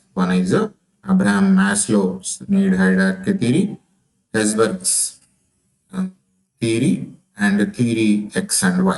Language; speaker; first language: English; non-native, local second language; Telugu